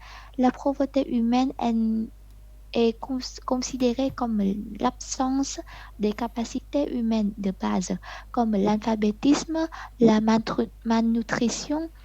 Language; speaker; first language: French; non-native, learner; Vietnamese